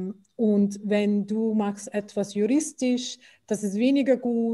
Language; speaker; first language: German; non-native, fluent; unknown